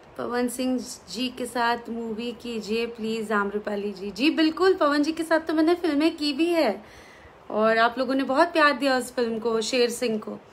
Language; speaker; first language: Hindi; native; Hindi